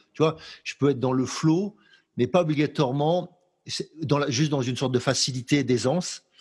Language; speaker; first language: French; native; French